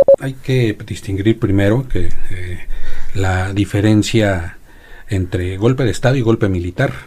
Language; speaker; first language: Spanish; native; Spanish